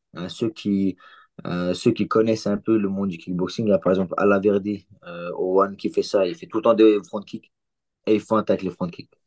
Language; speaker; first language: French; early bilingual, other home language; Chechen